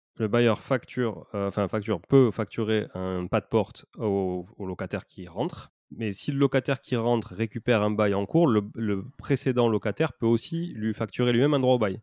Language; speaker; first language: French; native; French